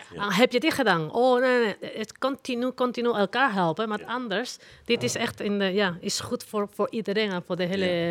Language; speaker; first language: Dutch; non-native, learner; Spanish